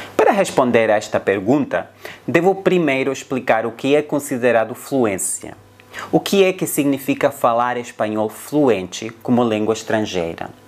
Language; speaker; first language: Portuguese; non-native, fluent; Spanish